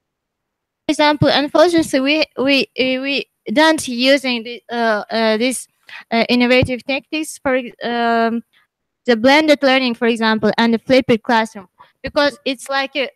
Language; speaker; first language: English; non-native, learner; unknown